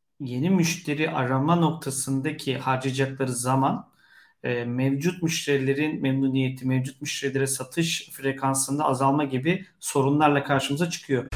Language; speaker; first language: Turkish; native; Turkish